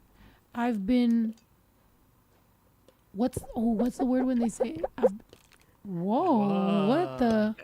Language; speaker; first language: English; early bilingual, other home language; Spanish